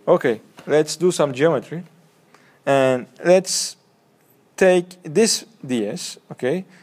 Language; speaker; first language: English; non-native, fluent; Turkish